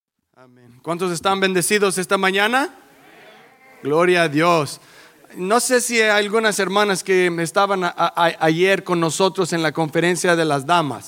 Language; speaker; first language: Spanish; early bilingual, heritage; English